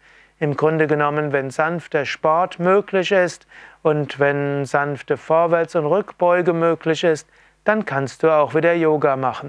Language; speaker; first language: German; non-native, fluent; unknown